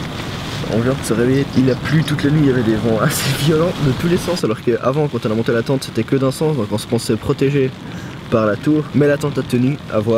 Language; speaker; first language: French; native; French